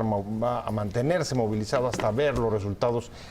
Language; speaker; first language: Spanish; native; Spanish